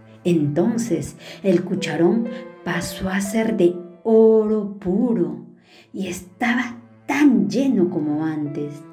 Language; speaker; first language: Spanish; native; Spanish